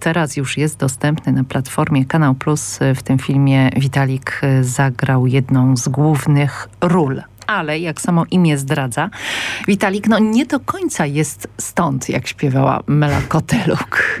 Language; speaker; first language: Polish; native; Polish